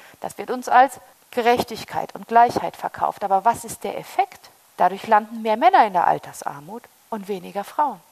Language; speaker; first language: German; early bilingual, heritage; German